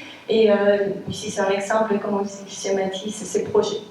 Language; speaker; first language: French; non-native, fluent; Spanish